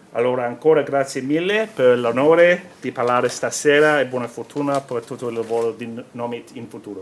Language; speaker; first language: Italian; non-native, learner; English